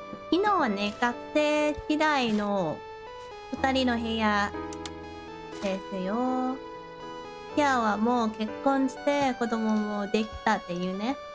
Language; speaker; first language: Japanese; non-native, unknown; Thai